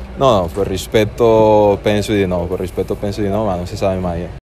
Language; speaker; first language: Italian; non-native, learner; Spanish